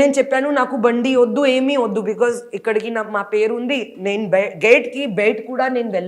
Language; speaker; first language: Telugu; non-native, learner; Hindi